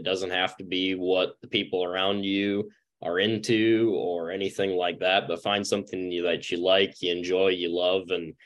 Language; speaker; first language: English; native; English